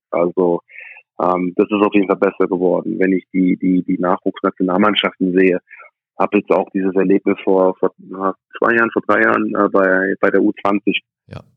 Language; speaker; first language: German; early bilingual, other home language; English